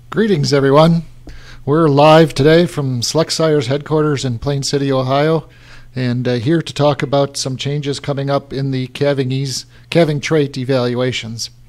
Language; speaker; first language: English; native; English